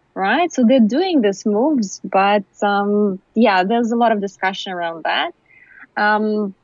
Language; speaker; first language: English; non-native, fluent; Ukrainian